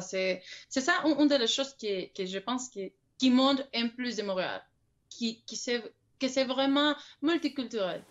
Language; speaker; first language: French; non-native, fluent; Spanish